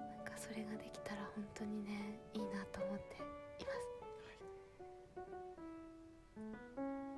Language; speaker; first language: Japanese; native; Japanese